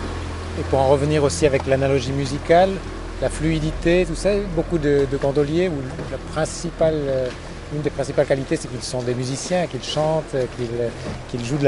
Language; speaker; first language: French; native; French